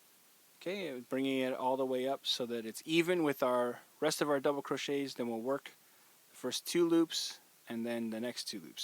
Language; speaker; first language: English; native; English